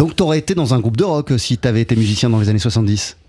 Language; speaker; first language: French; native; French